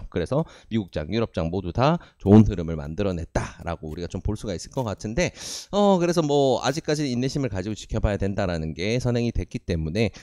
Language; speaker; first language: Korean; native; Korean